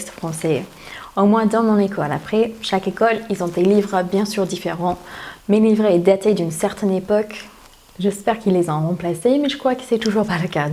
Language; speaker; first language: French; non-native, fluent; English